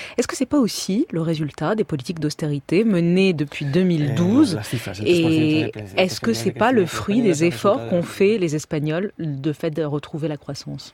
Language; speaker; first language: French; native; French